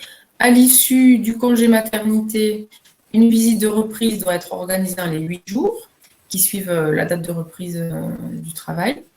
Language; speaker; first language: French; native; French